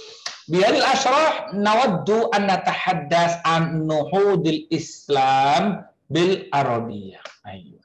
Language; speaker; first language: Arabic; non-native, fluent; Indonesian